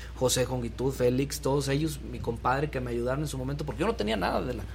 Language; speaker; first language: Spanish; native; Spanish